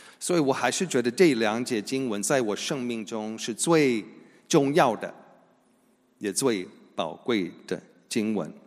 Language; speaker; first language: Chinese; non-native, fluent; English